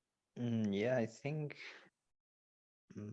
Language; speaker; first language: English; non-native, learner; Spanish